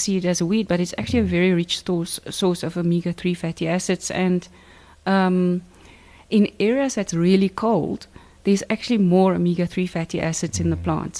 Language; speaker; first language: English; non-native, local second language; Afrikaans